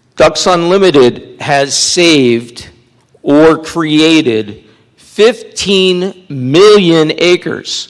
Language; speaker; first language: English; native; English